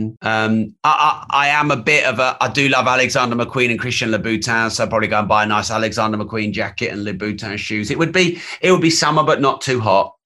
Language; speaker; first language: English; native; English